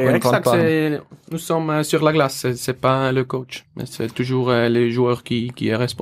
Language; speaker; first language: French; non-native, local second language; German